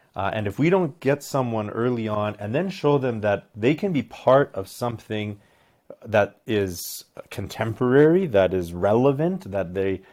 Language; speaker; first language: English; native; English